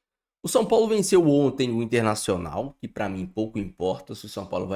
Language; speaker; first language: Portuguese; native; Portuguese